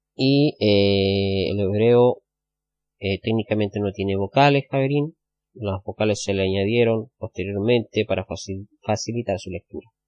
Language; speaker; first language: Spanish; native; Spanish